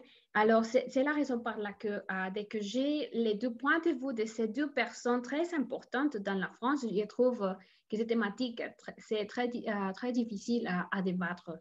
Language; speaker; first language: French; non-native, learner; Spanish